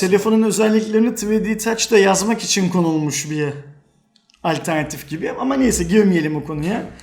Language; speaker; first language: Turkish; native; Turkish